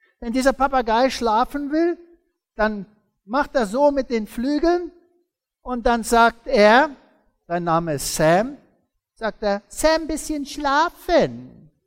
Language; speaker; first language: German; early bilingual, heritage; German